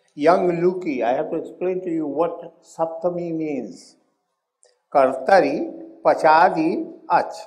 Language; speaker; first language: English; non-native, local second language; Hindi